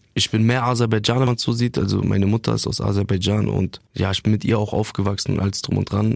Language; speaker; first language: German; native; German